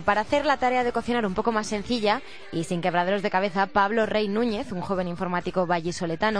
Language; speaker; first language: Spanish; native; Spanish